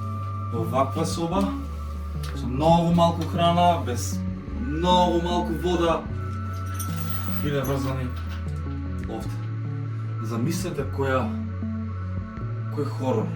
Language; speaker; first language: Macedonian; native; Macedonian